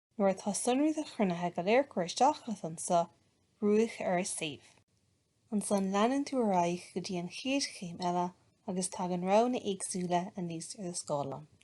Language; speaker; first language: Irish; native; Irish